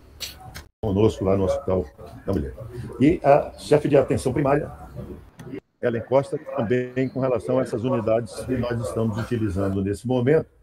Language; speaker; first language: Portuguese; native; Portuguese